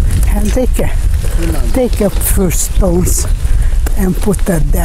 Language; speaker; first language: English; non-native, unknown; Hungarian